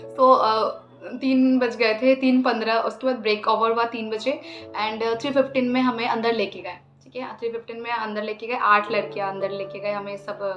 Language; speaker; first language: Hindi; non-native, local second language; Assamese